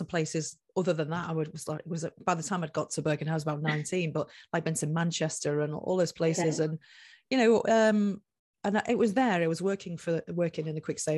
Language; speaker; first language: English; native; English